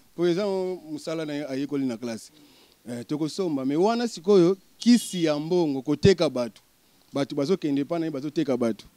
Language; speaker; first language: Lingala; non-native, local second language; Kongo